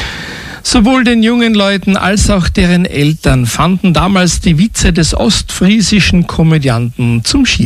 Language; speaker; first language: German; native; German